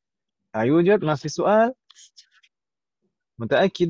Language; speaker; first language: Arabic; non-native, fluent; Indonesian